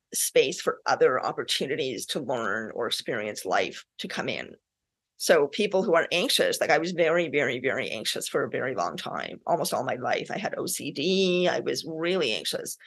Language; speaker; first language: English; native; English